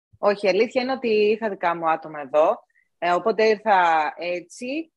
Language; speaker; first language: Greek; native; Greek